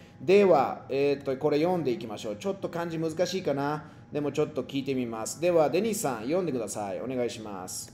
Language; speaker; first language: Japanese; non-native, fluent; Spanish